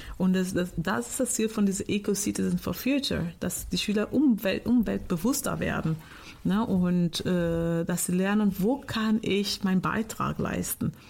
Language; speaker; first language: German; non-native, fluent; Portuguese